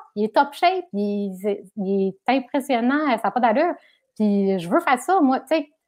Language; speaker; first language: French; native; French